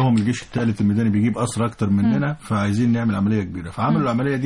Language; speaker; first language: Arabic; native; Arabic